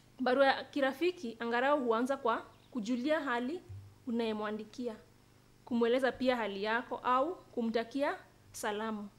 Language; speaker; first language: Swahili; non-native, local second language; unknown